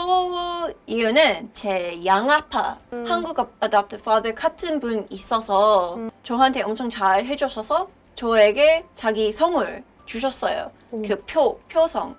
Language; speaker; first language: Korean; non-native, learner; English